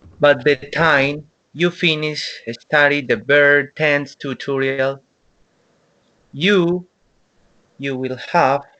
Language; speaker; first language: English; non-native, learner; Spanish